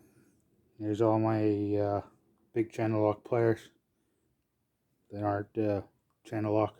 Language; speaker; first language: English; native; English